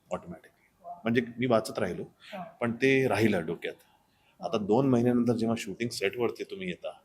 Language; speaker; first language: Marathi; non-native, local second language; Hindi